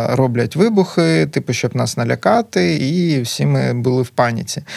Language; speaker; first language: Ukrainian; native; Ukrainian